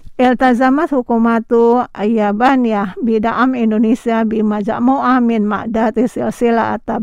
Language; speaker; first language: Arabic; non-native, learner; Indonesian